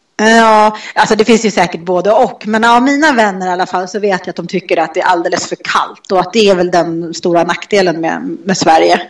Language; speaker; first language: Swedish; native; Swedish